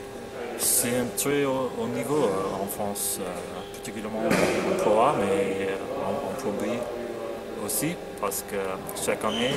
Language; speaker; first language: French; non-native, fluent; English